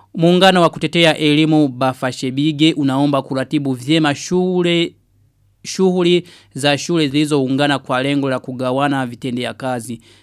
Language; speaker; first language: Swahili; non-native, local second language; Rundi